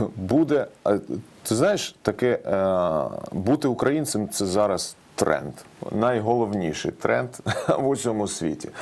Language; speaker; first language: Ukrainian; non-native, local second language; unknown